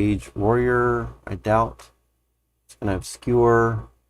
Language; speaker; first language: English; native; English